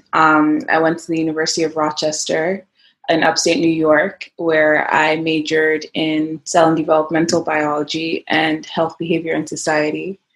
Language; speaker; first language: English; non-native, local second language; Yoruba